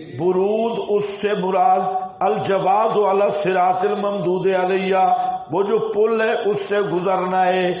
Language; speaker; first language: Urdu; non-native, local second language; Saraiki